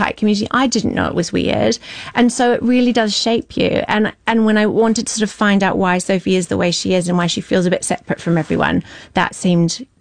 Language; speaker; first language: English; native; English